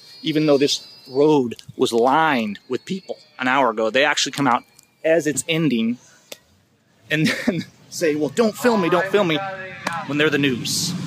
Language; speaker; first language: English; native; English